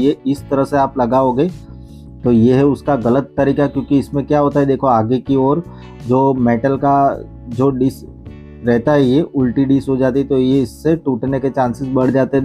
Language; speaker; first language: Hindi; native; Hindi